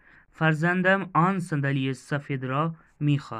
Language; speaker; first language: Persian; non-native, fluent; Urdu